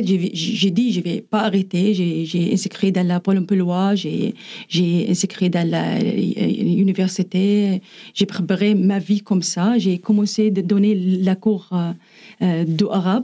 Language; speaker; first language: French; non-native, learner; Arabic